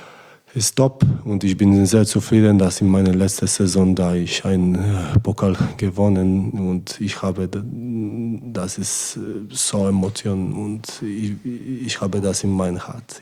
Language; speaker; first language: German; non-native, learner; Polish